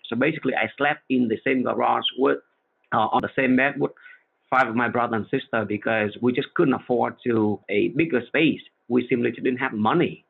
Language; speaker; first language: English; non-native, fluent; Vietnamese